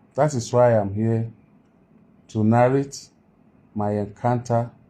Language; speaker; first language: English; non-native, local second language; Yoruba